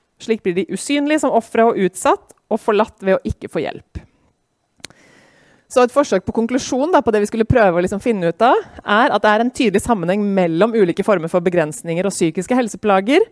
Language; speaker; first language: Norwegian; native; Norwegian